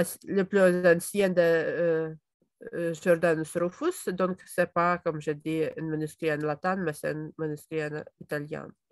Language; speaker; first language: French; non-native, fluent; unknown